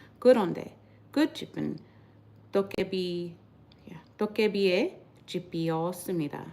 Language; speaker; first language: Korean; non-native, learner; English